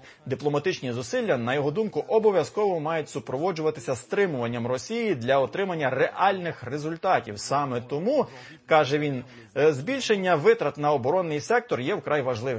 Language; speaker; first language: Ukrainian; native; Ukrainian